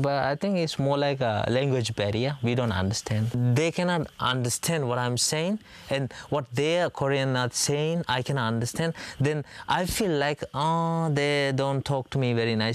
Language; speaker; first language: English; non-native, local second language; Divehi